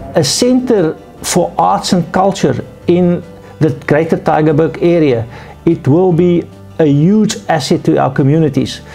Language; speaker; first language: English; non-native, local second language; Afrikaans